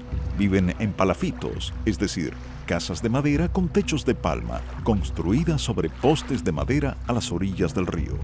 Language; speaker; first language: Spanish; native; Spanish